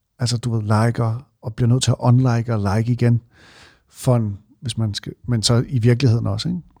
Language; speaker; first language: Danish; native; Danish